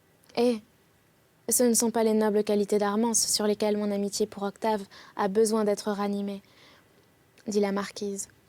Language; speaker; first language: French; native; French